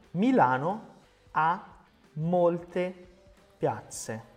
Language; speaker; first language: Italian; non-native, fluent; Portuguese